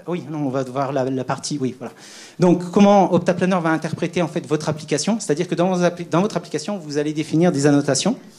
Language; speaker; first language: French; native; French